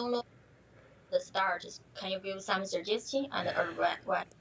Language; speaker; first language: English; non-native, learner; Chinese